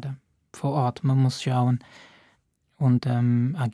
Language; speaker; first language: German; non-native, fluent; Arabic